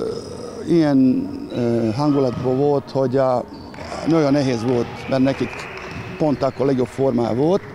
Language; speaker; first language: Hungarian; non-native, fluent; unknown